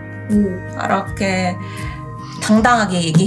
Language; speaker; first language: Korean; non-native, fluent; Indonesian